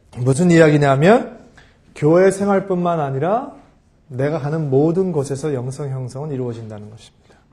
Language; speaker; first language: Korean; early bilingual, heritage; Korean